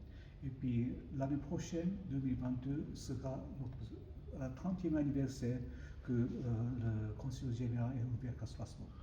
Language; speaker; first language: French; non-native, learner; Japanese